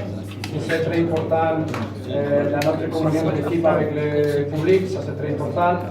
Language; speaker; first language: French; non-native, fluent; Spanish